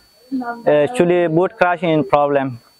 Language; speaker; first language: English; non-native, learner; Rohingya